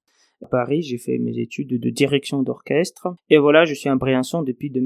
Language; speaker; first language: French; non-native, fluent; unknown